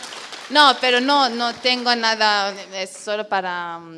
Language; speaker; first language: Spanish; non-native, fluent; Persian